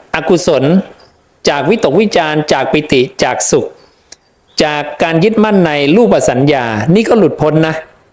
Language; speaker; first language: Thai; native; Thai